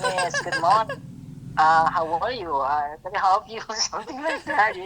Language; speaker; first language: English; non-native, learner; Indonesian